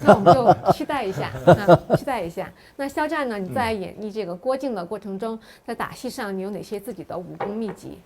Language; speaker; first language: Chinese; native; Chinese